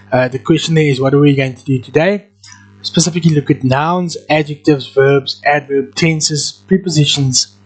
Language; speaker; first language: English; non-native, local second language; Afrikaans